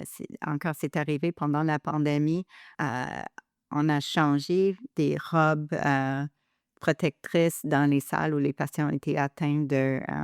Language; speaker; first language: French; non-native, local second language; English